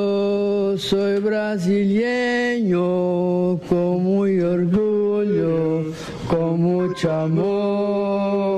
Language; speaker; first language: Spanish; non-native, learner; Portuguese